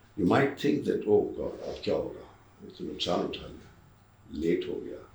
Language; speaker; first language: Urdu; native; Urdu